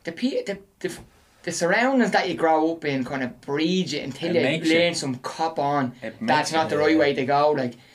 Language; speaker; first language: English; native; English